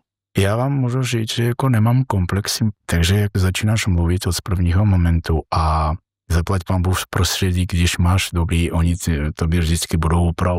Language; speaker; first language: Czech; non-native, fluent; Georgian